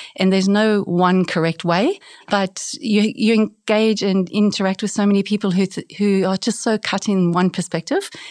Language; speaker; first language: English; native; English